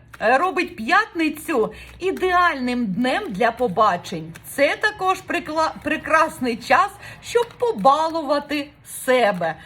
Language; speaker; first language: Ukrainian; non-native, local second language; Russian